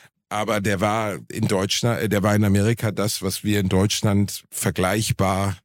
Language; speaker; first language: German; native; German